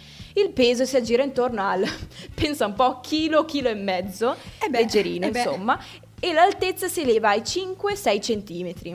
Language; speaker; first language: Italian; native; Italian